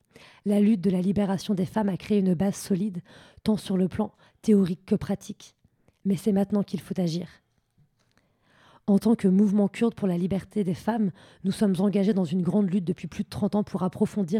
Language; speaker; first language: French; native; French